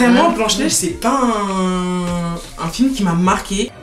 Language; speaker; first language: French; native; French